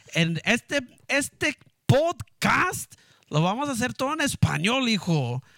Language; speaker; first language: Spanish; early bilingual, heritage; Spanish